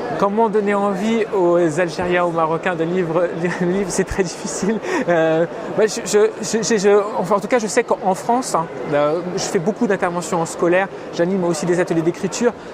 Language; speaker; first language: French; native; French